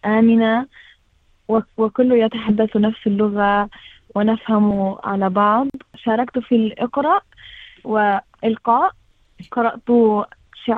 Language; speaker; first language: Arabic; early bilingual, heritage; Arabic